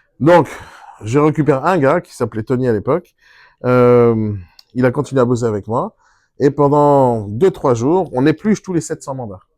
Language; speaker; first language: French; non-native, fluent; Hebrew